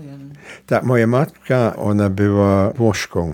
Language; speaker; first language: Polish; non-native, learner; English